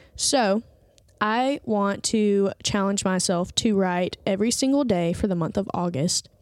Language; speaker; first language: English; native; English